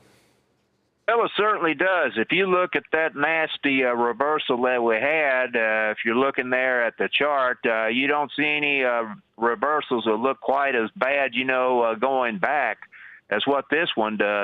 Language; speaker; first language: English; native; English